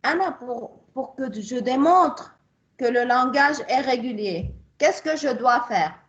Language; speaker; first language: French; non-native, local second language; Arabic